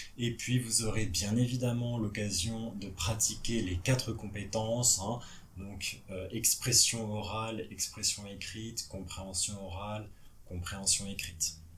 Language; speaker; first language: French; native; French